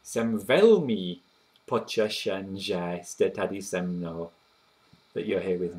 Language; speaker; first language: Czech; non-native, learner; English